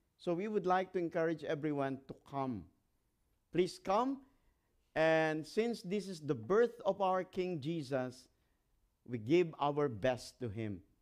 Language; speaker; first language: English; non-native, local second language; Filipino